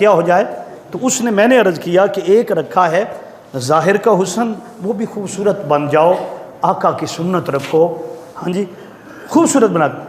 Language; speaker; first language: Urdu; non-native, local second language; Punjabi